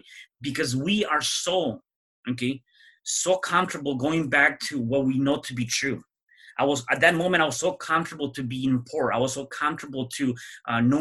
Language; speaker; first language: English; early bilingual, other home language; Spanish